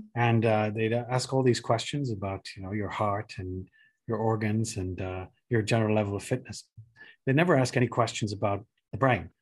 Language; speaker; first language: English; native; English